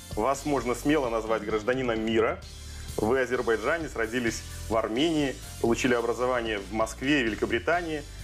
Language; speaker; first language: Russian; native; Russian